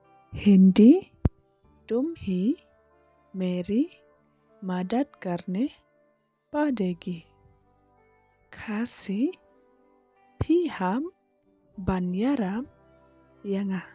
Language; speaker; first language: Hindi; non-native, local second language; Khasi